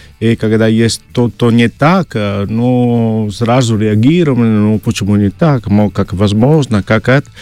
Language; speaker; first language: Russian; non-native, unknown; Italian